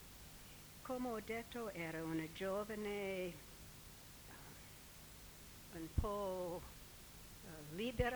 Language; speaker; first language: Italian; non-native, fluent; English